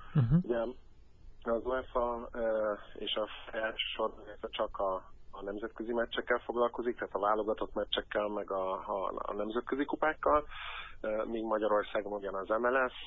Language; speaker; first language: Hungarian; native; Hungarian